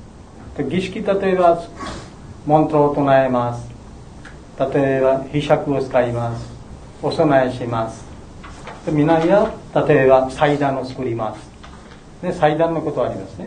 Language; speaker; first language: Japanese; non-native, learner; Bangla